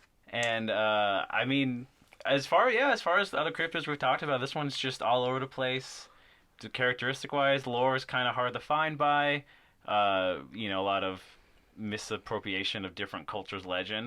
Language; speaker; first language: English; native; English